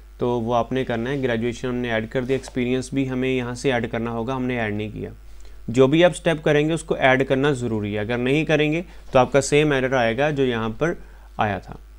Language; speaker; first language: Hindi; non-native, local second language; Punjabi